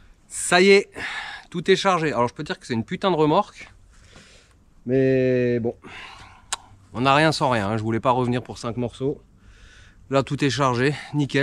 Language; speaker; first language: French; native; French